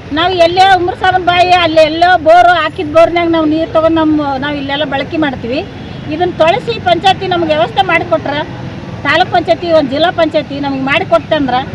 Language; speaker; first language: Kannada; native; Kannada